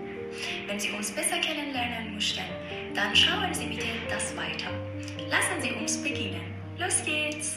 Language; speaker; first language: German; non-native, fluent; Persian